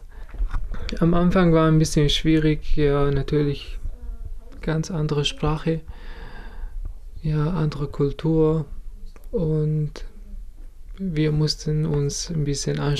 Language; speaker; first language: German; non-native, fluent; Kurdish